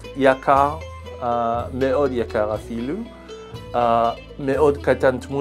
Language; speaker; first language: Hebrew; non-native, learner; Swedish